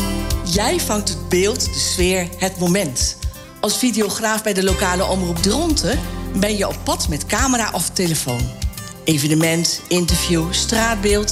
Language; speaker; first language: Dutch; native; Dutch